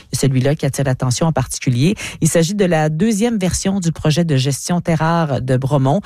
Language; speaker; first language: French; native; French